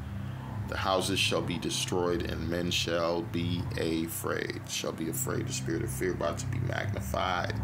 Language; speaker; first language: English; native; English